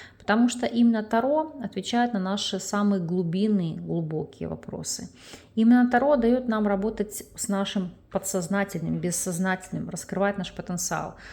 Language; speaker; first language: Russian; native; Russian